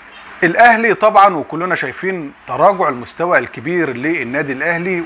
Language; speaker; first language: Arabic; native; Arabic